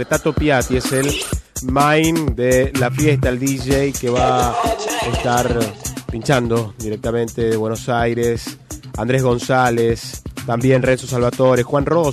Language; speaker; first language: Spanish; native; Spanish